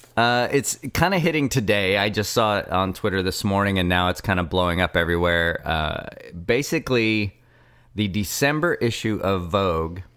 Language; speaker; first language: English; native; English